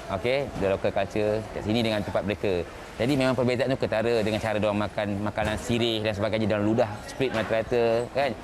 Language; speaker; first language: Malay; native; Malay